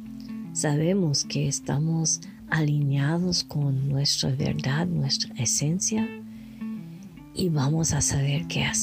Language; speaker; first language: Spanish; non-native, learner; French